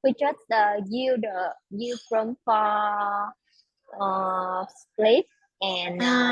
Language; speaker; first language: English; non-native, learner; Vietnamese